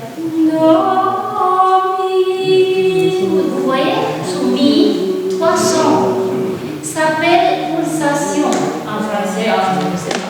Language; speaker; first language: French; non-native, fluent; Italian